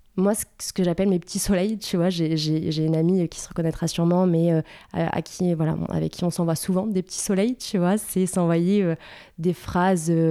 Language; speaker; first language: French; native; French